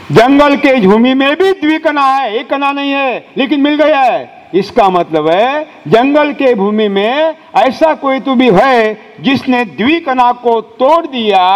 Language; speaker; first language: Hindi; non-native, local second language; Marathi